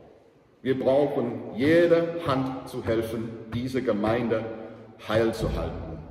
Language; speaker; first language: German; non-native, learner; English